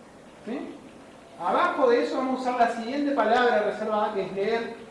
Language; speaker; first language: Spanish; native; Spanish